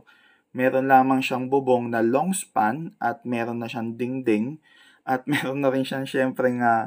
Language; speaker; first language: Filipino; native; Filipino